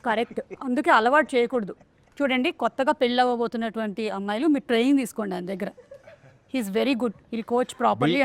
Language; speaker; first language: Telugu; non-native, local second language; Malayalam